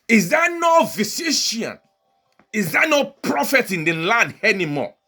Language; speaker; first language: English; non-native, local second language; Yoruba